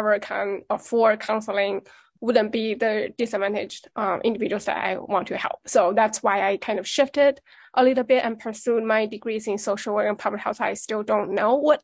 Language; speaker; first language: English; non-native, fluent; Chinese